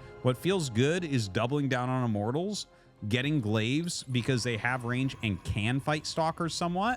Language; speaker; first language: English; native; English